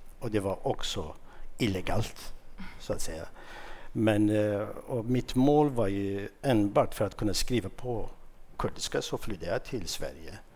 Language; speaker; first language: Swedish; non-native, fluent; Kurdish